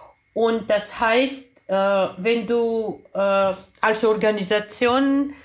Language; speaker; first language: German; non-native, fluent; Georgian